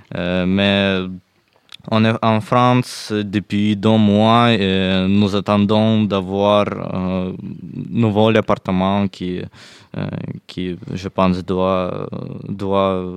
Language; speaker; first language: French; non-native, learner; Ukrainian